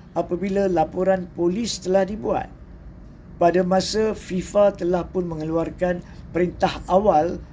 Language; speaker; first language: Malay; native; Malay